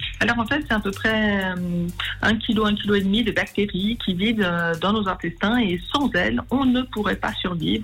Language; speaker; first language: French; native; French